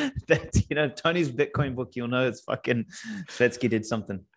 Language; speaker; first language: English; non-native, local second language; Macedonian